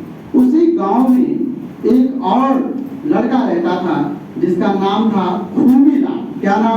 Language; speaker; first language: Hindi; native; Hindi